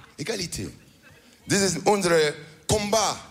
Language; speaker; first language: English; non-native, learner; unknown